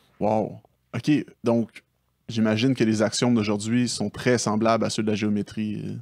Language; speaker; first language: French; native; French